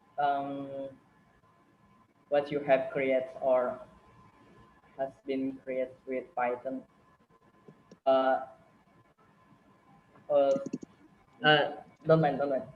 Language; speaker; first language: English; non-native, learner; Indonesian